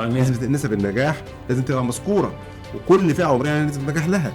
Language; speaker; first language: Arabic; native; Arabic